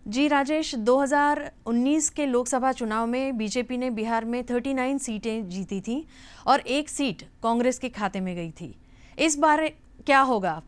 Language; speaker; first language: Hindi; non-native, local second language; Gujarati